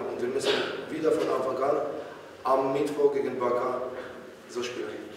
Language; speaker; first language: German; non-native, fluent; Polish